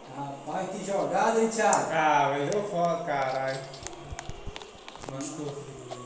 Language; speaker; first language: Portuguese; native; Portuguese